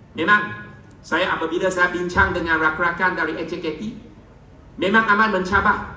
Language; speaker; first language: Malay; non-native, local second language; Chinese